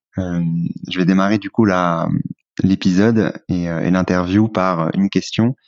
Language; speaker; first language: French; native; French